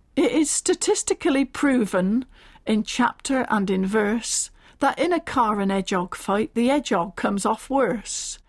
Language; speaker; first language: English; native; English